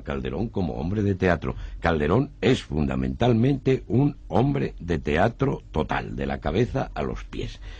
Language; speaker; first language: Spanish; native; Spanish